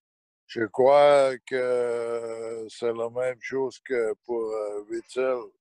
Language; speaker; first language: French; non-native, local second language; Dutch